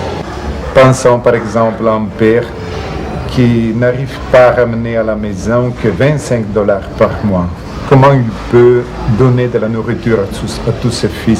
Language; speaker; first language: French; non-native, fluent; Portuguese